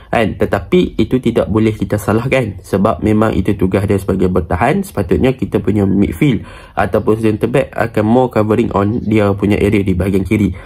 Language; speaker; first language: Malay; native; Malay